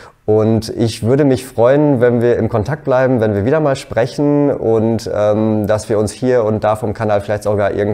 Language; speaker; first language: German; native; German